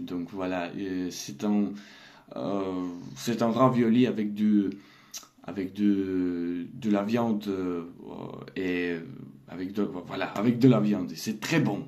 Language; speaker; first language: French; non-native, learner; Russian